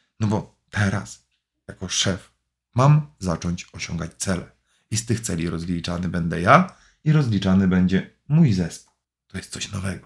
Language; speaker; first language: Polish; native; Polish